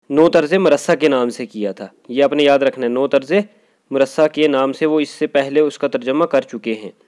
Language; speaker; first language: Urdu; non-native, local second language; Kashmiri